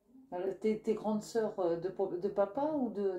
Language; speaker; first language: French; native; French